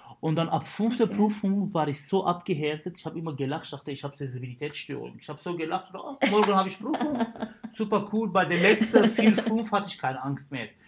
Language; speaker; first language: German; non-native, fluent; Arabic